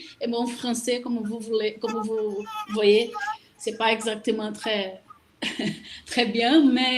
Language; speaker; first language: French; non-native, learner; Portuguese